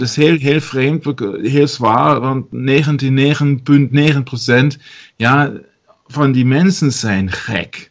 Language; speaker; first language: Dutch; non-native, learner; German